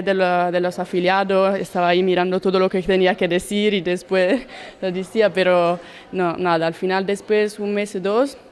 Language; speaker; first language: Spanish; non-native, learner; Italian